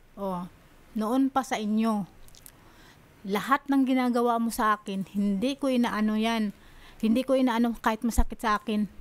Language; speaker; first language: Filipino; non-native, local second language; Cebuano